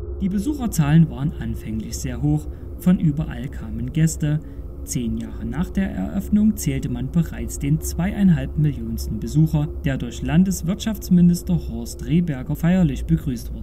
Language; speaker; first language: German; native; German